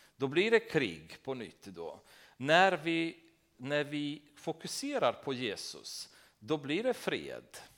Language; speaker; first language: Swedish; non-native, fluent; Romanian